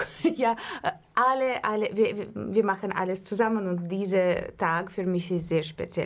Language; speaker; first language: German; non-native, learner; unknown